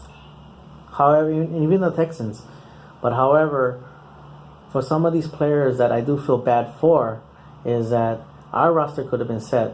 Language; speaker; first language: English; native; English